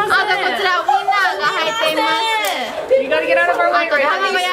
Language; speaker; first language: Japanese; non-native, learner; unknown